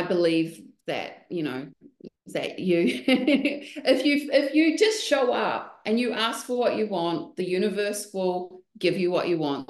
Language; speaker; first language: English; native; English